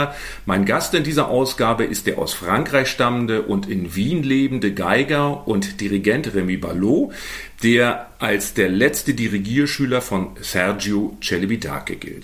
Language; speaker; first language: German; native; German